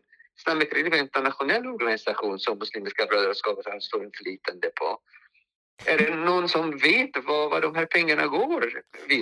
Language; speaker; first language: Swedish; non-native, fluent; Arabic